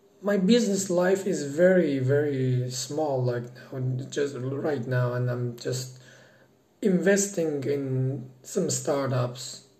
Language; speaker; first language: English; non-native, fluent; Persian